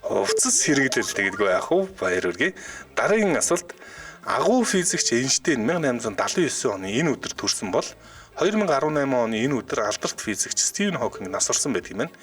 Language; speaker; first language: Mongolian; native; Mongolian